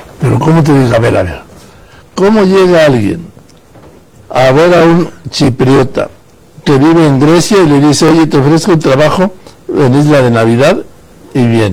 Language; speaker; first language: Spanish; native; Spanish